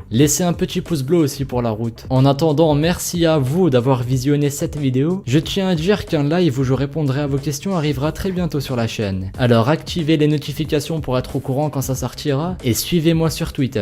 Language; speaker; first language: French; native; French